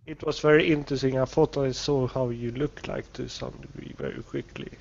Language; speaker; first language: English; non-native, learner; Swedish